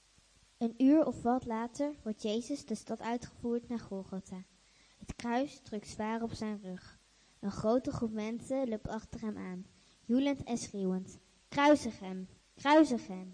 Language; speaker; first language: Dutch; native; Dutch